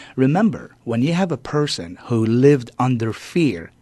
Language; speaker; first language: English; non-native, fluent; Arabic